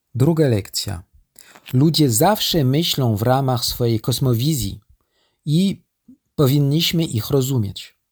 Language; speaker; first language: Polish; non-native, learner; French